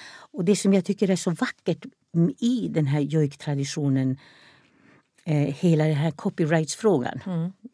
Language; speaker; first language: Swedish; non-native, local second language; Northern Sami